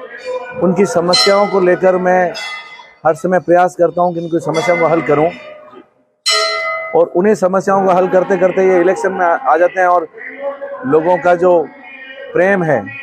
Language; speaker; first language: Hindi; non-native, local second language; Marwari